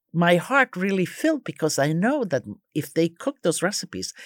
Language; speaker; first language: English; early bilingual, other home language; Croatian